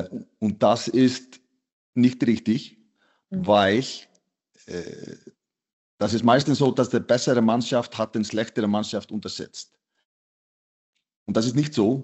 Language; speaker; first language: German; non-native, fluent; Icelandic